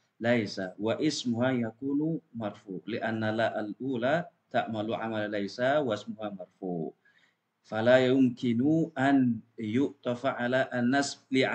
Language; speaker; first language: Arabic; non-native, fluent; Indonesian